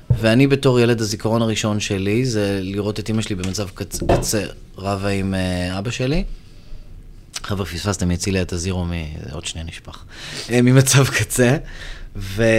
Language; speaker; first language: Hebrew; native; Hebrew